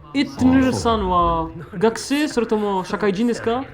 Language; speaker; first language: Japanese; non-native, learner; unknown